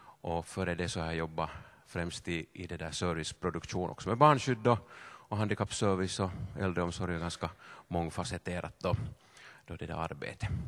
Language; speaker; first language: Swedish; native; Swedish